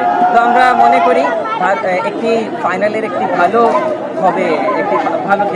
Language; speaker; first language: Bangla; non-native, learner; Urdu